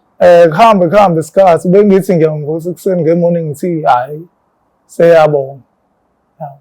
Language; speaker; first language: Zulu; native; Zulu